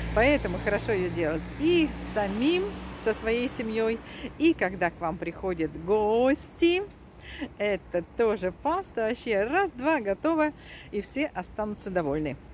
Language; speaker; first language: Russian; native; Russian